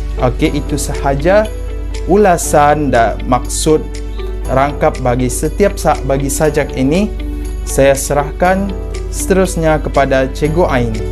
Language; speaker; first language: Malay; native; Malay